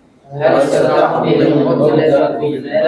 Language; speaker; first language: Arabic; non-native, learner; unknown